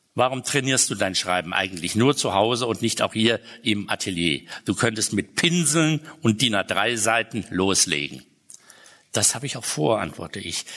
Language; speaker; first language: German; native; German